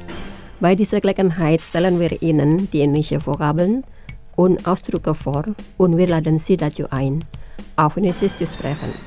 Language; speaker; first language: German; non-native, learner; Indonesian